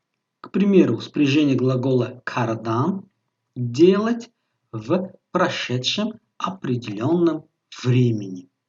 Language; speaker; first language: Russian; non-native, local second language; Tajik